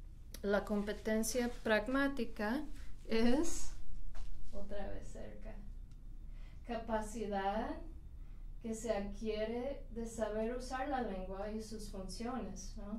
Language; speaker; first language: Spanish; non-native, fluent; English